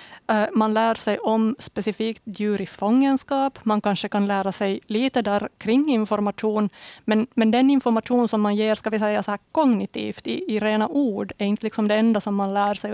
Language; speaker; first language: Swedish; native; Swedish